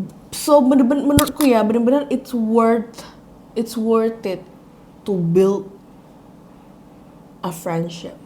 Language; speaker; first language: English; non-native, learner; Indonesian